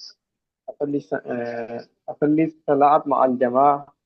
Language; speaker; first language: Arabic; non-native, learner; Urdu